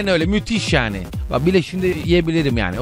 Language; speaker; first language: Turkish; non-native, learner; Italian